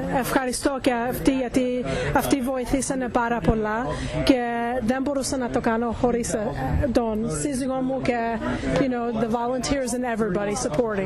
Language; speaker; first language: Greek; early bilingual, heritage; English